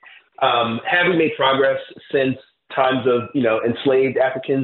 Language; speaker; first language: English; native; English